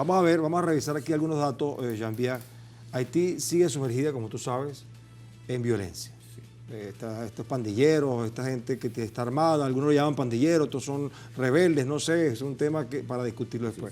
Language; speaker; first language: Spanish; native; Spanish